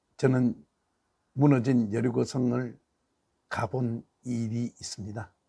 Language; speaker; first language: Korean; native; Korean